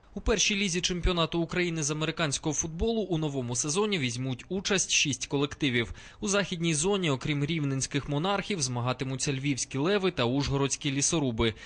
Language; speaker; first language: Ukrainian; native; Ukrainian